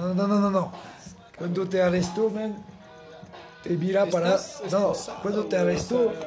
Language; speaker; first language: Spanish; non-native, learner; French